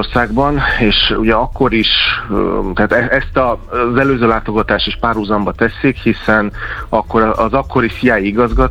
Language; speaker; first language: Hungarian; native; Hungarian